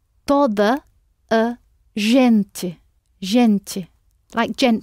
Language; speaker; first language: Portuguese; non-native, fluent; English